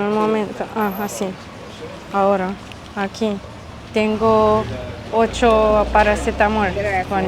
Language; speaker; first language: Spanish; non-native, learner; Romanian